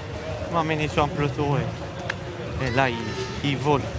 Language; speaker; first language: French; non-native, fluent; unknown